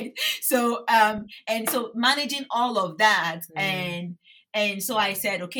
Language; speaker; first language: English; non-native, local second language; Bini